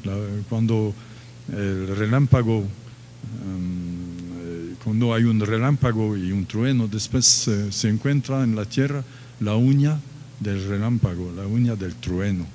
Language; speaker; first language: Spanish; non-native, fluent; French